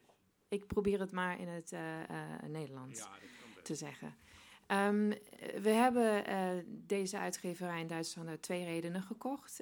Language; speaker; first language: Dutch; non-native, fluent; German